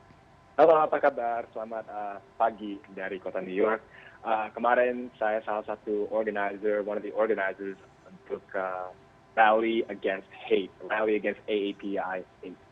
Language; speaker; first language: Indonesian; early bilingual, heritage; Indonesian